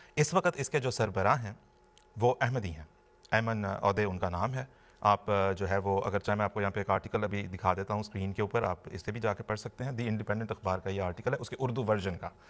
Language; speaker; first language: Urdu; native; Urdu